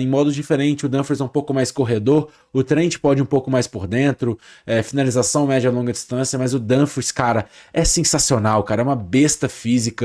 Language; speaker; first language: Portuguese; native; Portuguese